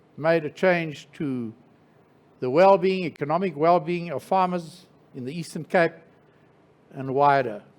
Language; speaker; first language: English; non-native, local second language; Afrikaans